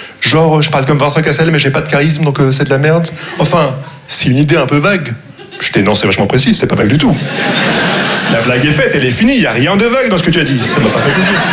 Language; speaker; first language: French; non-native, local second language; Arabic